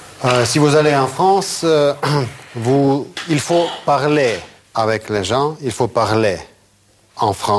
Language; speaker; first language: French; non-native, fluent; Russian